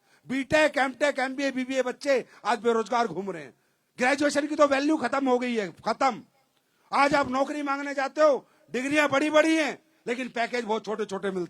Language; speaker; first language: Hindi; native; Hindi